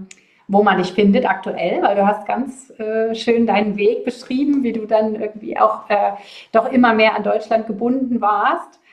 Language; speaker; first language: German; native; German